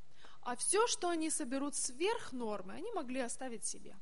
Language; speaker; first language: Russian; native; Russian